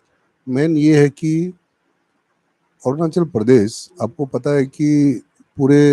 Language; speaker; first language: Hindi; non-native, local second language; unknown